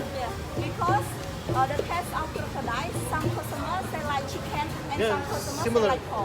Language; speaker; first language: English; non-native, learner; Khmer